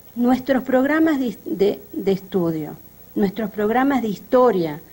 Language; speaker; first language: Spanish; native; Spanish